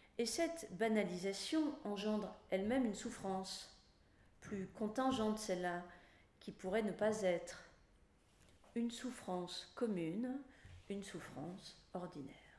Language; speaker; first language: French; native; French